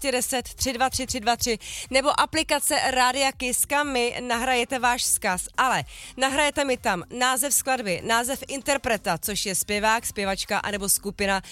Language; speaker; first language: Czech; native; Czech